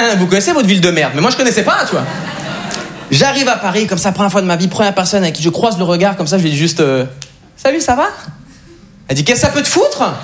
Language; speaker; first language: French; native; French